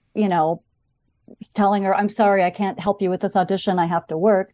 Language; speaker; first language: English; native; English